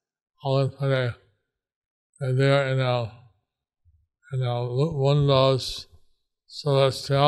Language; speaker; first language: Spanish; non-native, learner; English